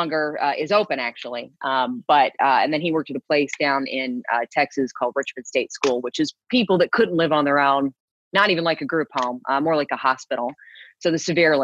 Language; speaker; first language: English; native; English